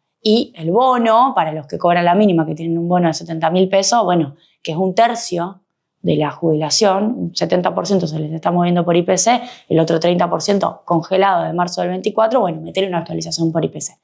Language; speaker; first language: Spanish; native; Spanish